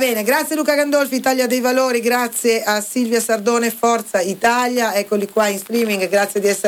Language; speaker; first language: Italian; native; Italian